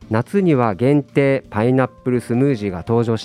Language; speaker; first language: Japanese; native; Japanese